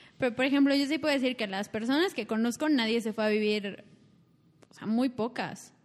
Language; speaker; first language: Spanish; native; Spanish